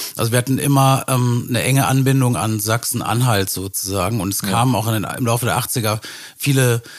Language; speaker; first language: German; native; German